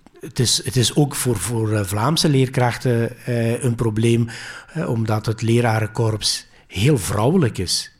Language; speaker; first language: Dutch; early bilingual, other home language; Greek